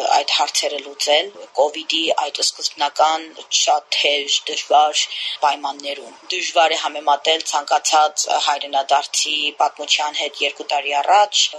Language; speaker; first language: Armenian; early bilingual, heritage; Armenian